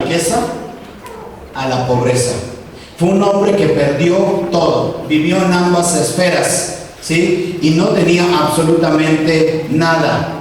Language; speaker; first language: Spanish; native; Spanish